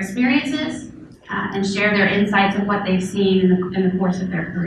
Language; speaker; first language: English; native; English